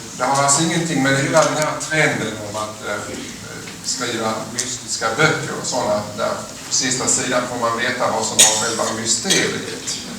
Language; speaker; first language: Swedish; native; Swedish